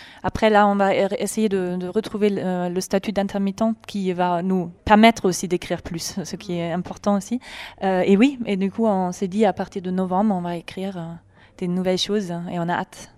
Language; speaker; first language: French; non-native, fluent; German